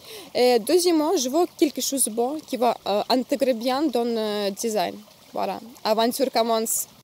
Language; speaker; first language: French; non-native, learner; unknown